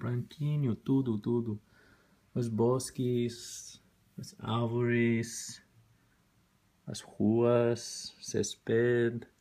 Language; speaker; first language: Portuguese; non-native, learner; Spanish